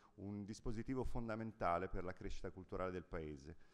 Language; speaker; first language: Italian; native; Italian